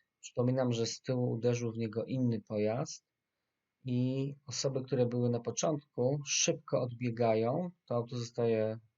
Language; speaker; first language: Polish; native; Polish